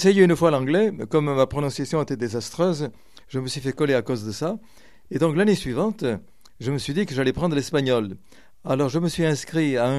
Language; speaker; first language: French; native; French